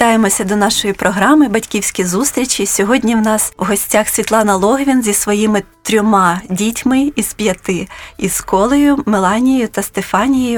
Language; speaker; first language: Ukrainian; native; Ukrainian